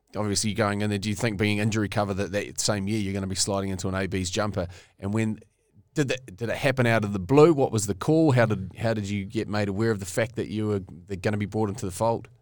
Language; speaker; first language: English; native; English